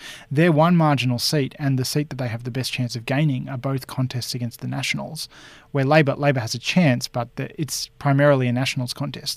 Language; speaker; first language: English; native; English